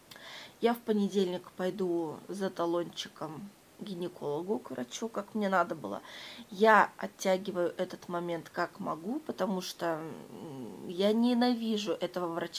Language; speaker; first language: Russian; native; Russian